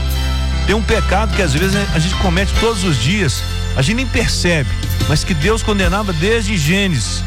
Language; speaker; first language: Portuguese; native; Portuguese